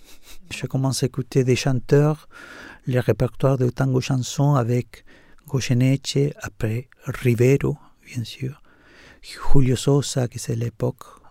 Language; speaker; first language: French; non-native, learner; Spanish